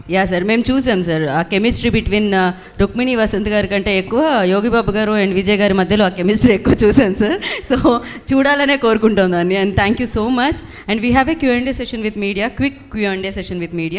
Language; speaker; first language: Telugu; native; Telugu